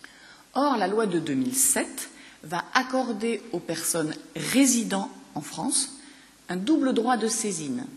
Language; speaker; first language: French; native; French